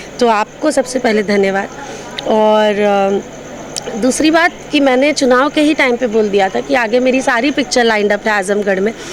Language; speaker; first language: Hindi; non-native, local second language; Bhojpuri